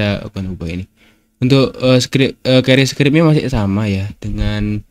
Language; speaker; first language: Indonesian; native; Indonesian